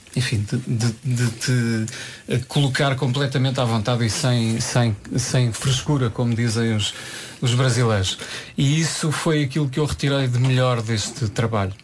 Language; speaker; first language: Portuguese; native; Portuguese